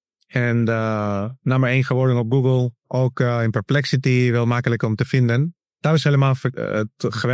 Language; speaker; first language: Dutch; non-native, learner; Spanish